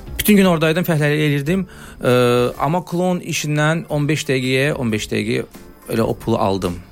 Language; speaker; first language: Azerbaijani; early bilingual, heritage; Azerbaijani